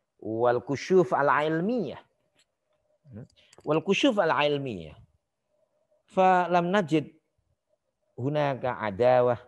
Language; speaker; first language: Arabic; non-native, fluent; Indonesian